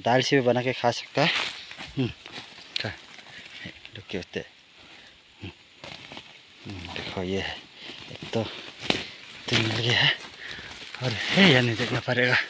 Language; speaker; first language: Hindi; non-native, local second language; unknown